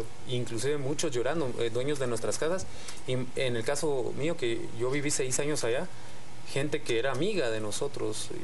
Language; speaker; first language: Spanish; native; Spanish